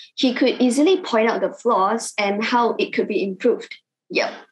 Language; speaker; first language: English; non-native, local second language; Cantonese